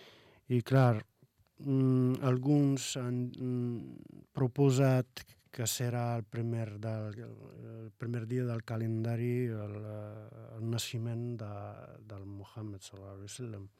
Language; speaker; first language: Catalan; non-native, fluent; Arabic